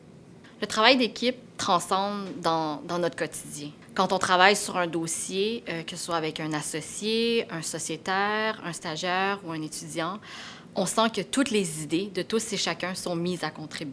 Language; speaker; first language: French; native; French